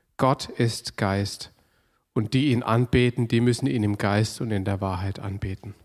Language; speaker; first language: German; non-native, fluent; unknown